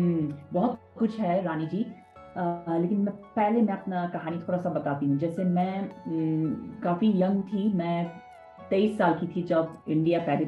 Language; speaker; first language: Hindi; non-native, fluent; English